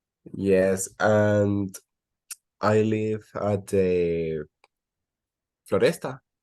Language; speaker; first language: English; non-native, learner; Spanish